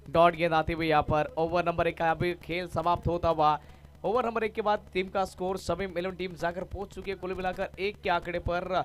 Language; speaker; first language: Hindi; non-native, local second language; Marathi